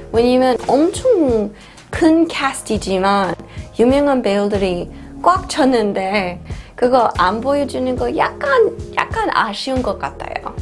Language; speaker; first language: Korean; non-native, fluent; English